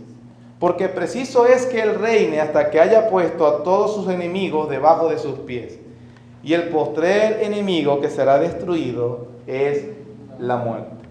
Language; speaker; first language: Spanish; native; Spanish